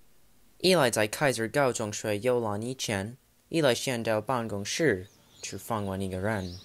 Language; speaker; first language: Chinese; non-native, learner; English